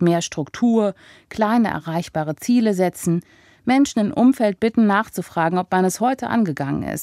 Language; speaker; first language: German; native; German